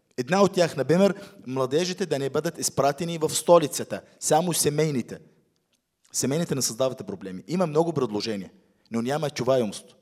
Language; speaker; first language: Bulgarian; non-native, fluent; Arabic